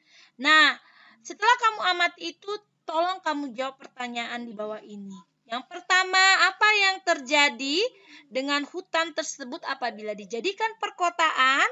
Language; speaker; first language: Indonesian; native; Indonesian